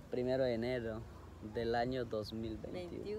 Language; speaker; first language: Spanish; native; Spanish